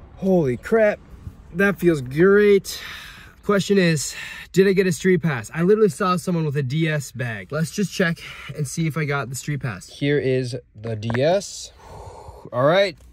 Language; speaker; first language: English; native; English